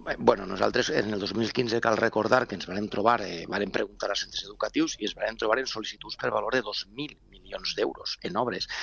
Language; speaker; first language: Catalan; native; Catalan